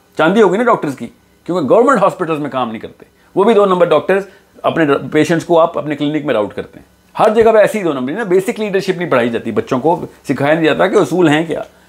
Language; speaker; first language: Urdu; native; Urdu